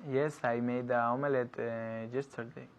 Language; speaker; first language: English; non-native, learner; Spanish